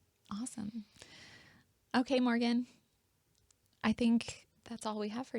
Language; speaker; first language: English; native; English